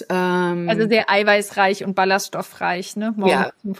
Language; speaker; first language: German; native; German